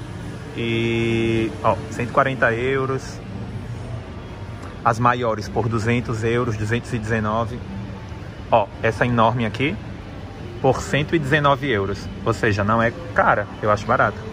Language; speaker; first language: Portuguese; native; Portuguese